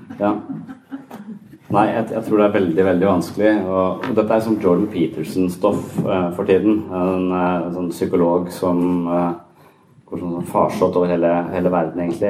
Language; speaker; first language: Norwegian; native; Norwegian